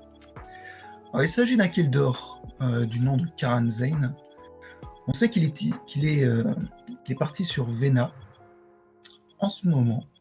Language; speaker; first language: French; native; French